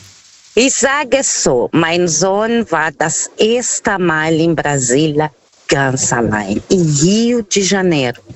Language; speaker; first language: German; non-native, fluent; Portuguese